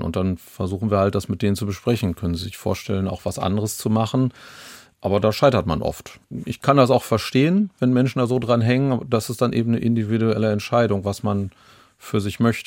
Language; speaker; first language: German; native; German